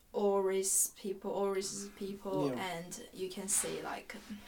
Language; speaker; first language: English; non-native, fluent; Chinese